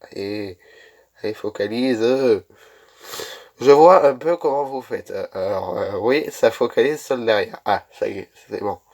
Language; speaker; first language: French; native; French